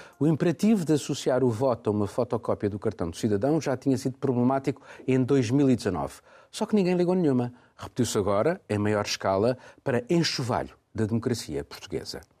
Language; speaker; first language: Portuguese; native; Portuguese